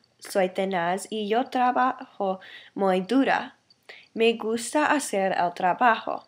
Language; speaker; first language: Spanish; non-native, learner; English